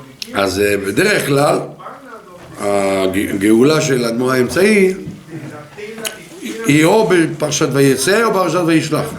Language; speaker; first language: Hebrew; non-native, fluent; French